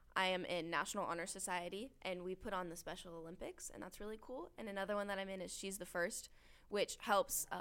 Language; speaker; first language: English; native; English